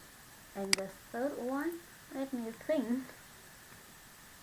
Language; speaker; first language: English; non-native, learner; Vietnamese